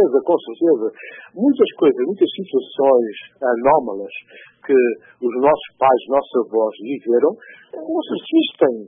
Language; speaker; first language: Portuguese; non-native, local second language; Upper Guinea Crioulo